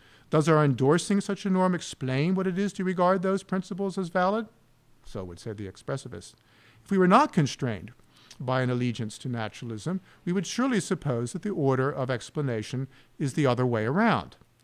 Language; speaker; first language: English; native; English